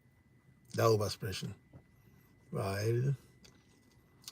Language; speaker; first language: German; non-native, learner; English